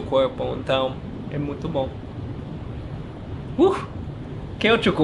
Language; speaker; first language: Portuguese; non-native, learner; English